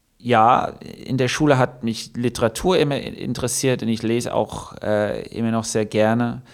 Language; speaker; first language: German; non-native, fluent; English